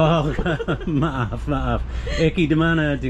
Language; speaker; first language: Indonesian; non-native, learner; English